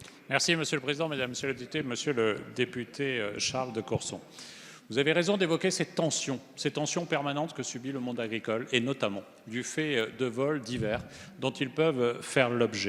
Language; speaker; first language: French; native; French